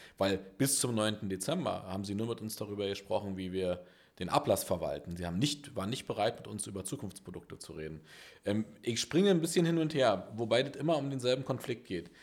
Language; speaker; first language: German; native; German